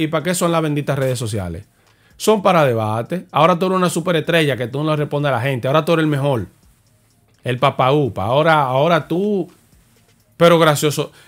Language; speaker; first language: Spanish; native; Spanish